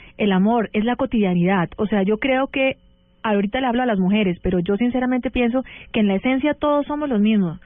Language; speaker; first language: Spanish; early bilingual, heritage; Spanish